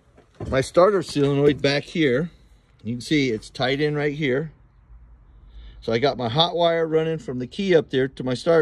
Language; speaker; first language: English; native; English